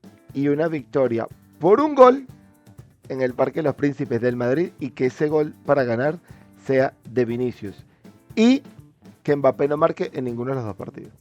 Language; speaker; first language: Spanish; native; Spanish